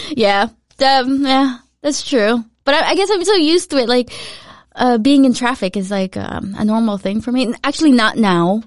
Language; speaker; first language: English; early bilingual, other home language; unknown